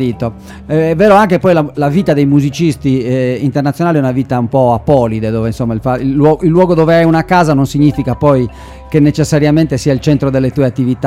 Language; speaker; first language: Italian; native; Italian